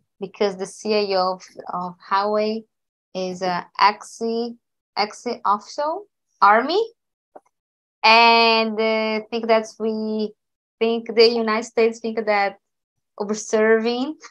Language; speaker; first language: English; non-native, learner; Portuguese